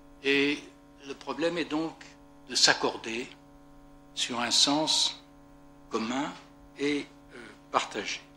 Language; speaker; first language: French; native; French